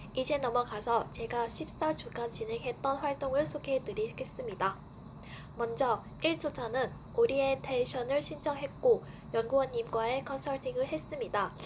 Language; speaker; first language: Korean; non-native, fluent; Vietnamese